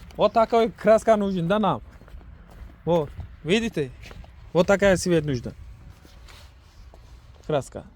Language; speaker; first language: Russian; non-native, learner; Uzbek